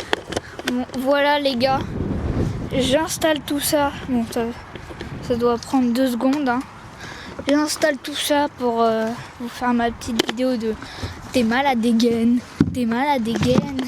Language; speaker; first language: French; native; French